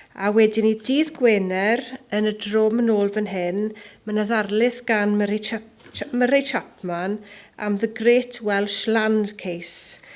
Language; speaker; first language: Welsh; native; Welsh